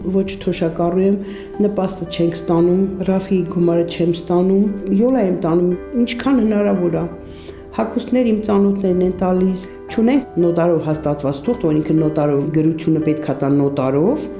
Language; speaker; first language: Armenian; native; Armenian